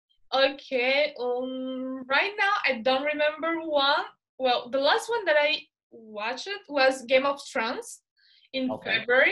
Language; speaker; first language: English; non-native, fluent; Spanish